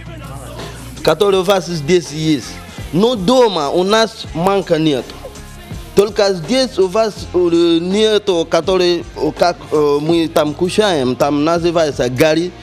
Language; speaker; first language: Russian; non-native, learner; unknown